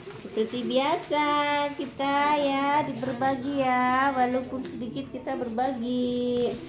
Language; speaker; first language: Indonesian; native; Indonesian